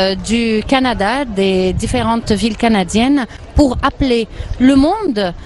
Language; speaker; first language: French; non-native, fluent; Arabic